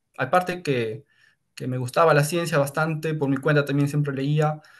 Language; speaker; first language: Spanish; native; Spanish